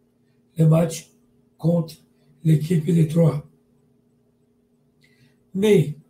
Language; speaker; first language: French; non-native, learner; Portuguese